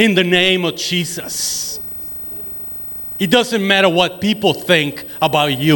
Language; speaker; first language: English; non-native, fluent; Spanish